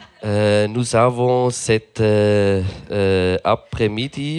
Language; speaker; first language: French; non-native, local second language; Swiss German